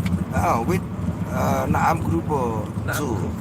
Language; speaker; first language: English; non-native, learner; Indonesian